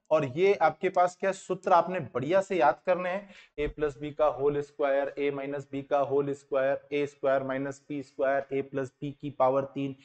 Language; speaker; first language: Hindi; native; Hindi